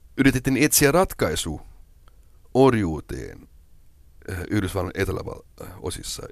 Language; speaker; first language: Finnish; non-native, local second language; Swedish